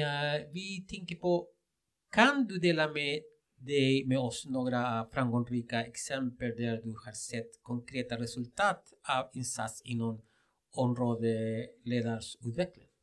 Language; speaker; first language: Swedish; non-native, fluent; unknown